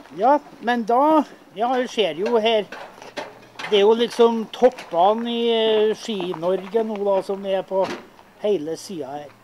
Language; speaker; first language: Norwegian; native; Norwegian